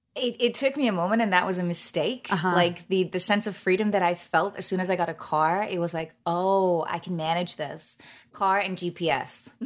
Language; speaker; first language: English; non-native, fluent; German